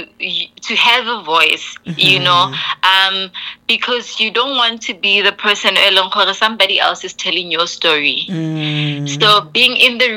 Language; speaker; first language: English; non-native, local second language; Tswana